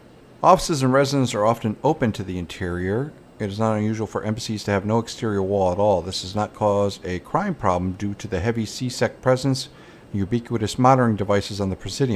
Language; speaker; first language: English; native; English